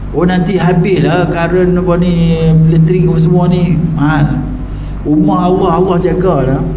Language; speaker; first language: Malay; native; Malay